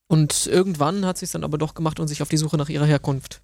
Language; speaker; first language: German; native; German